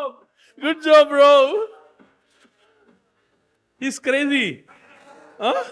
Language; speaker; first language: English; non-native, local second language; Kannada